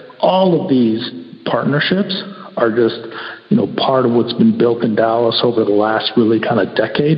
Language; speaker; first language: English; early bilingual, other home language; Spanish